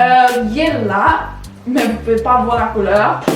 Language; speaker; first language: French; early bilingual, other home language; Spanish